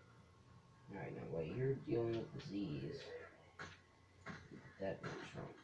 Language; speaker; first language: English; native; English